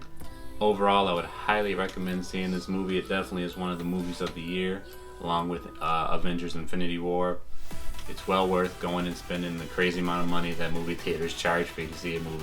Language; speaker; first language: English; native; English